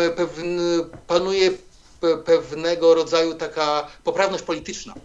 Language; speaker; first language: Polish; native; Polish